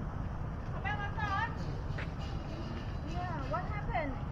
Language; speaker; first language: English; non-native, learner; Thai